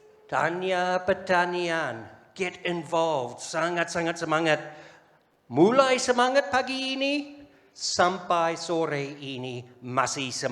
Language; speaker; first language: Indonesian; non-native, fluent; English